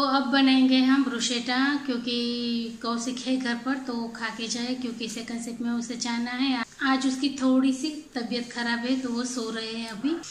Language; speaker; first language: Hindi; non-native, local second language; Gujarati